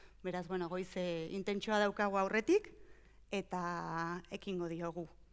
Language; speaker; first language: Basque; early bilingual, heritage; Basque